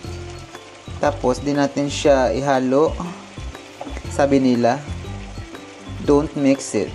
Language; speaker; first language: Filipino; native; Filipino